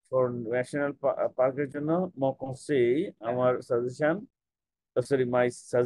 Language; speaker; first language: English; non-native, fluent; Bangla